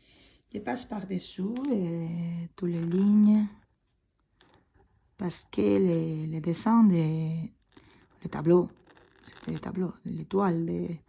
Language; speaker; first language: French; non-native, fluent; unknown